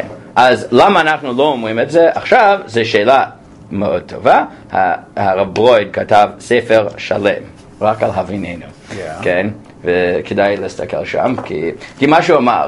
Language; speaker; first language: Hebrew; non-native, fluent; English